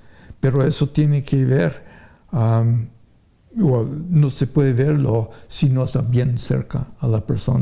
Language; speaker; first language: Spanish; non-native, fluent; English